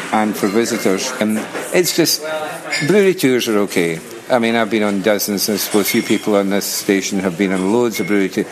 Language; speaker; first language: English; native; English